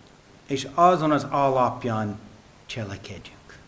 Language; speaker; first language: Hungarian; non-native, fluent; English